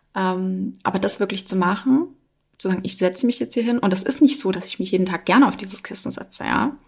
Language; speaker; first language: German; native; German